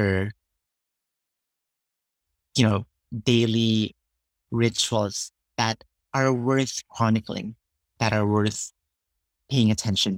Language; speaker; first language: English; non-native, local second language; Cebuano